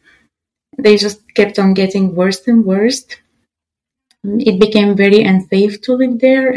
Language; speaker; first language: English; non-native, fluent; Arabic